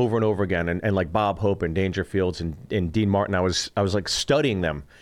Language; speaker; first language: English; early bilingual, other home language; Korean